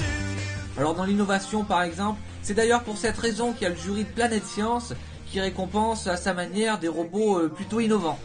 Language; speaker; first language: French; native; French